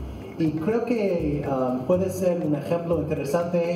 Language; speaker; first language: Spanish; non-native, fluent; English